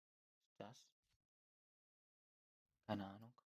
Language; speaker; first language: German; native; German